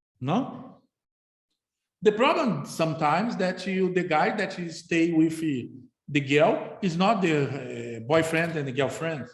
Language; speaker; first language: English; non-native, fluent; Portuguese